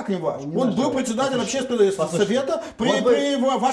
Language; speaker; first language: Russian; native; Russian